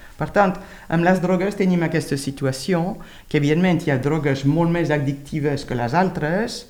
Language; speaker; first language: Catalan; non-native, fluent; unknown